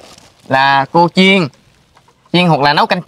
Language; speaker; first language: Vietnamese; native; Vietnamese